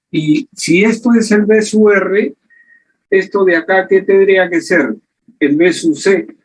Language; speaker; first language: Spanish; native; Spanish